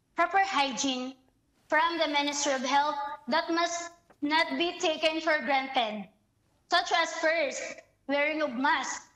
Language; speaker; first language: English; non-native, local second language; Filipino